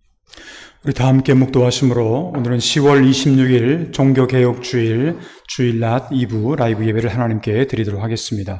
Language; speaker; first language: Korean; native; Korean